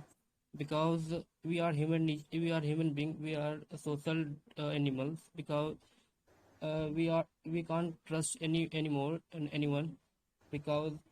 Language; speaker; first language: English; non-native, learner; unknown